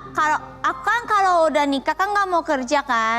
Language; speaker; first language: Indonesian; non-native, fluent; Japanese